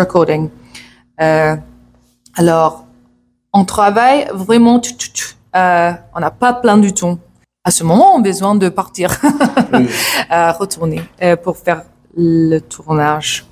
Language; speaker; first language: French; non-native, learner; English